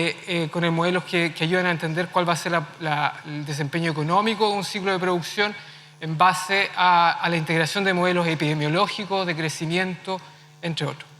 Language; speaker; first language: Spanish; native; Spanish